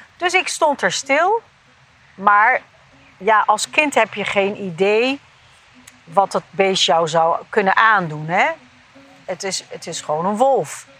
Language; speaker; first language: Dutch; early bilingual, other home language; Turkish